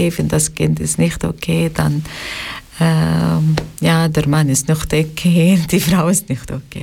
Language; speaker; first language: German; non-native, learner; Arabic